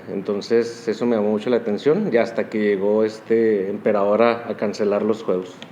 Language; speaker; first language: Spanish; native; Spanish